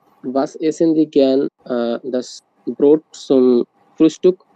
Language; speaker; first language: German; non-native, learner; Bangla